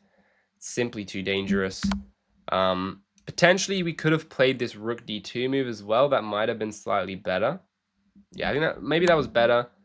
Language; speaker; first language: English; native; English